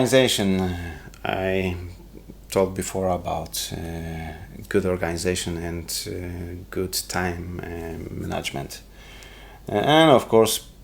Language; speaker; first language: English; non-native, learner; Polish